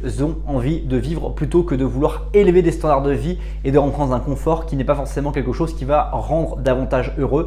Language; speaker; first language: French; native; French